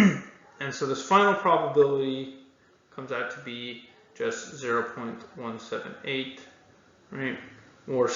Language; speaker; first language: English; native; English